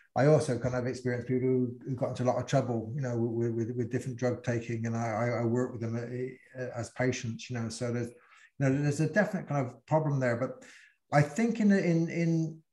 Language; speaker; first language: English; native; English